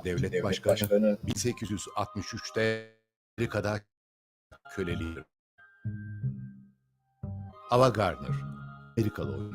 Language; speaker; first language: Turkish; native; Turkish